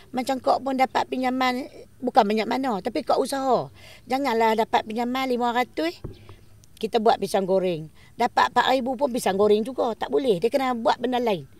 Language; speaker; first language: Malay; native; Malay